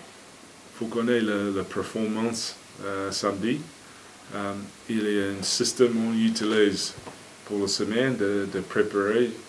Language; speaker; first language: French; non-native, fluent; English